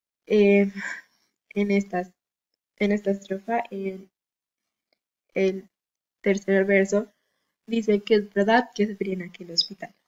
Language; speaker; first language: Spanish; native; Spanish